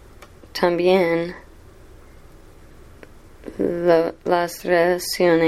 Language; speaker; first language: Spanish; non-native, learner; English